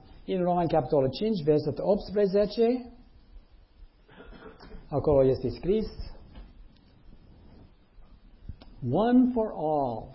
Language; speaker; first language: Romanian; non-native, learner; English